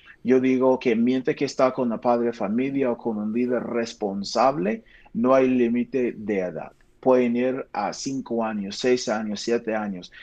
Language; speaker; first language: Spanish; non-native, fluent; English